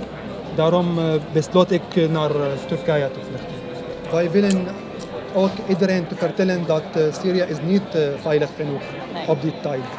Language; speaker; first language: Dutch; non-native, learner; Arabic